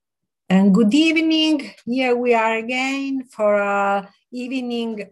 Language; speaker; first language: English; non-native, fluent; Italian